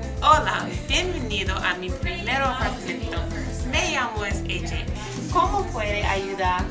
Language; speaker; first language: Spanish; non-native, learner; English